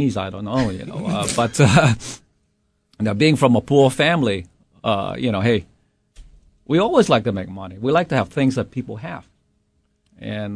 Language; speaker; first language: English; non-native, local second language; Cantonese